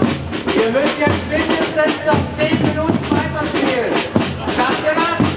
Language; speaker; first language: German; native; German